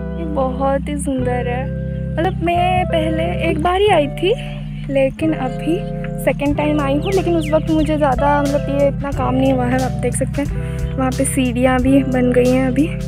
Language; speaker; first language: Hindi; native; Hindi